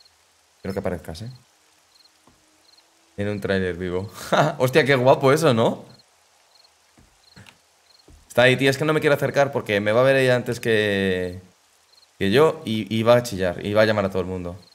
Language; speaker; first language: Spanish; native; Spanish